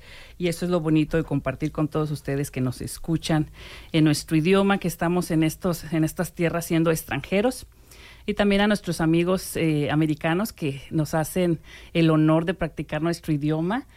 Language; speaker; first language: Spanish; native; Spanish